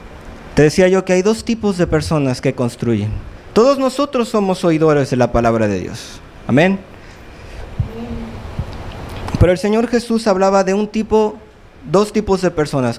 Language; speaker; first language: Spanish; native; Spanish